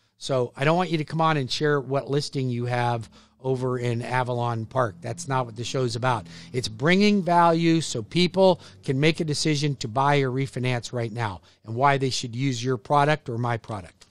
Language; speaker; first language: English; native; English